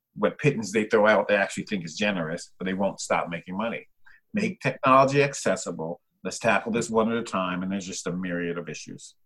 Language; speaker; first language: English; native; English